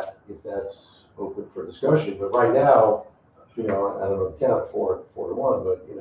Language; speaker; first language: English; native; English